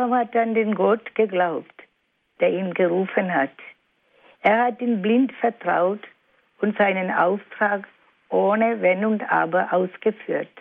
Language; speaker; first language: German; non-native, fluent; Malayalam